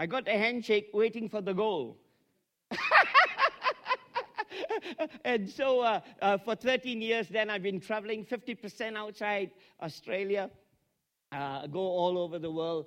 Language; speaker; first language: English; non-native, local second language; Tamil